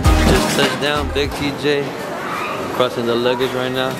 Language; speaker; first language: English; early bilingual, other home language; Spanish